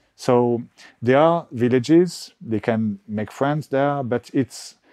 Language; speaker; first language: English; non-native, fluent; French